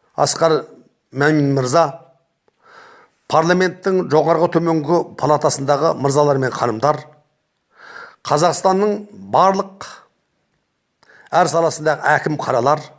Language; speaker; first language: Kazakh; native; Kazakh